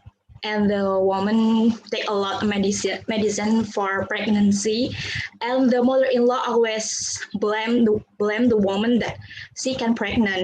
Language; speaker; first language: English; non-native, learner; Indonesian